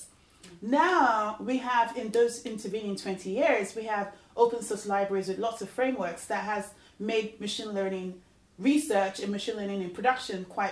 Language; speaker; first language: English; non-native, local second language; Yoruba